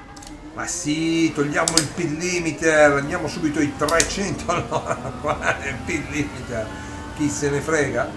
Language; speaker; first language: Italian; native; Italian